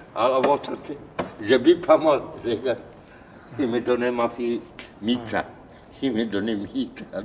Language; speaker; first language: French; non-native, learner; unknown